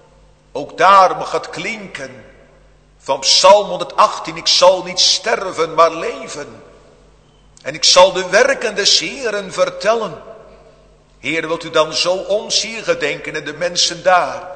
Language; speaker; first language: Dutch; native; Dutch